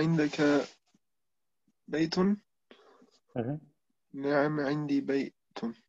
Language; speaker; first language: Arabic; non-native, learner; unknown